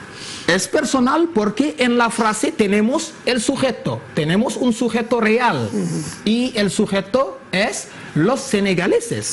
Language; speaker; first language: Spanish; non-native, fluent; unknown